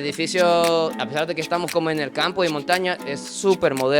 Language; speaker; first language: Spanish; non-native, fluent; Japanese